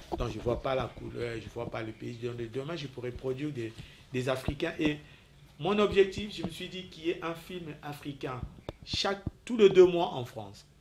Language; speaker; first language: French; non-native, local second language; Lingala